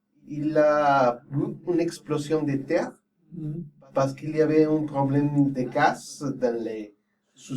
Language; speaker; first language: French; non-native, fluent; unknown